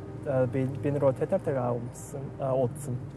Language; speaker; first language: Mongolian; non-native, learner; English